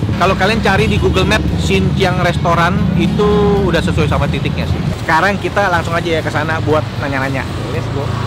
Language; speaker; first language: Indonesian; native; Indonesian